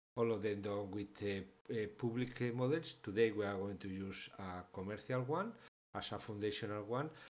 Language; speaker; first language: English; non-native, fluent; Spanish